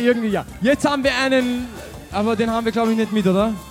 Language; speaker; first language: German; early bilingual, other home language; Turkish